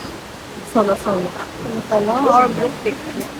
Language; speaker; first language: English; non-native, local second language; Filipino